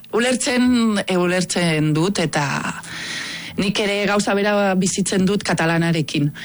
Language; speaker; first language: Basque; non-native, fluent; Catalan